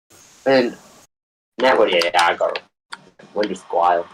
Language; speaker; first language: Welsh; non-native, local second language; English